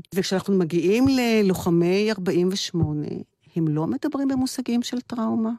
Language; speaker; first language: Hebrew; native; Hebrew